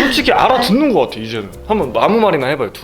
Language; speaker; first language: Korean; native; Korean